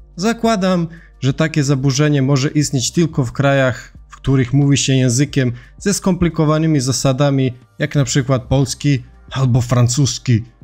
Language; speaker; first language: Polish; non-native, fluent; Serbian